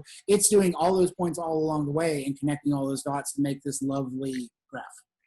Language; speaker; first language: English; native; English